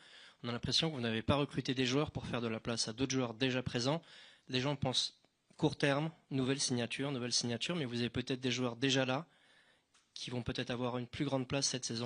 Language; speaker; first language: French; native; French